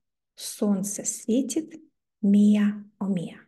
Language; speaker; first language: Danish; non-native, fluent; Russian